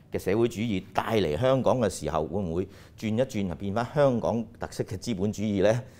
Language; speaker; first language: Cantonese; native; Cantonese